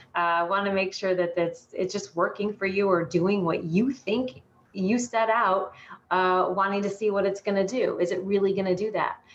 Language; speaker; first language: English; native; English